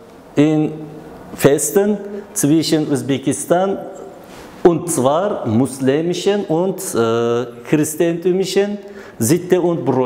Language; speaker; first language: German; non-native, learner; Uzbek